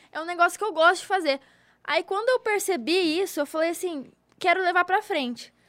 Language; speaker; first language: Portuguese; native; Portuguese